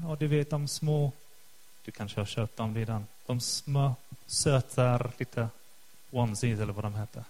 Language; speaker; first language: Swedish; non-native, fluent; English